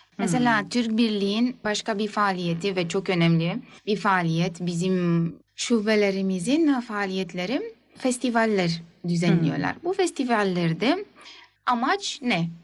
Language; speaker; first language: Turkish; early bilingual, heritage; Turkish